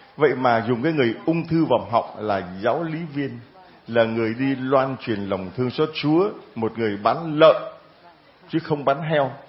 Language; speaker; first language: Vietnamese; native; Vietnamese